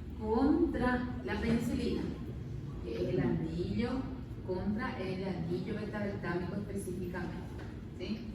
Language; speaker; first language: Spanish; native; Spanish